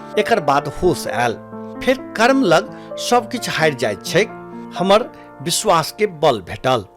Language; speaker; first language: Maithili; native; Maithili